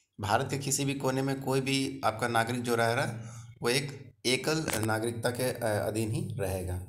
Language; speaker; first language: Hindi; native; Hindi